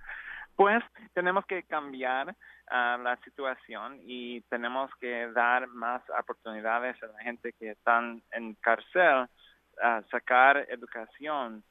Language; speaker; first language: Spanish; non-native, learner; English